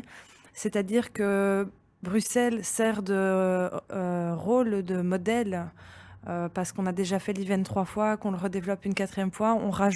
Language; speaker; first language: French; native; French